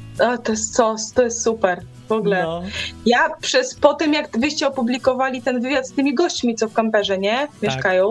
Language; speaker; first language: Polish; native; Polish